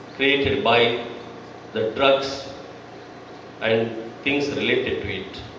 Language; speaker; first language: English; non-native, local second language; Kannada